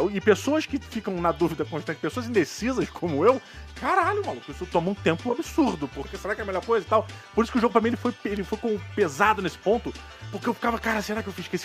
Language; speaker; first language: Portuguese; native; Portuguese